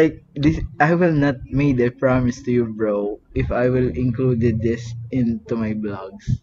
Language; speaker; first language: English; non-native, learner; Filipino